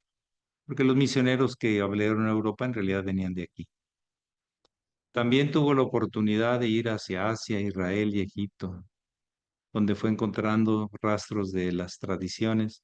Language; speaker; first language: Spanish; native; Spanish